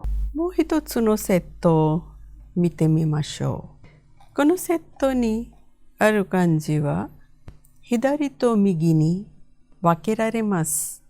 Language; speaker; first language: Japanese; non-native, fluent; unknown